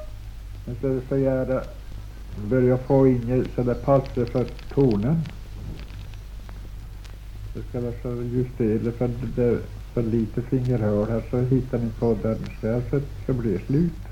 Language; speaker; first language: Swedish; native; Swedish